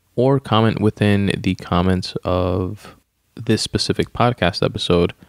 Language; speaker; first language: English; early bilingual, other home language; Spanish